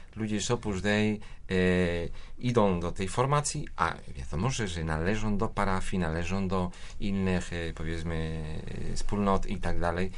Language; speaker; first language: Polish; non-native, fluent; Spanish